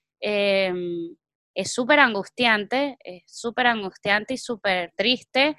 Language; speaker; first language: Spanish; native; Spanish